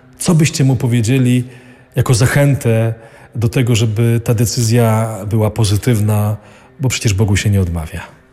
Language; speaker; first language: Polish; native; Polish